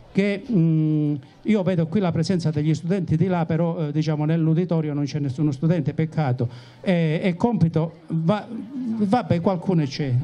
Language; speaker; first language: Italian; native; Italian